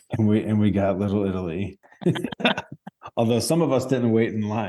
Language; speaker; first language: English; native; English